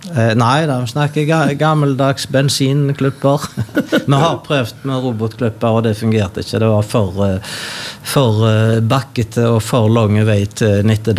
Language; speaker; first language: Norwegian; native; Norwegian